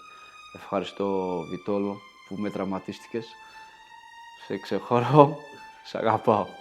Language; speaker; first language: Greek; non-native, learner; Portuguese